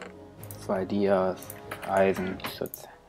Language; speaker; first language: German; native; German